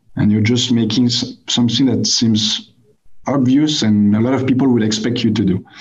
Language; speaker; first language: English; non-native, fluent; French